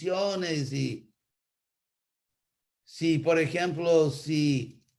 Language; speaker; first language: Spanish; non-native, fluent; English